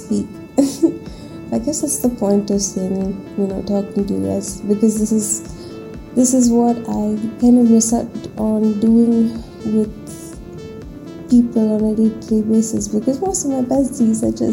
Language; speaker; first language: English; non-native, local second language; Malayalam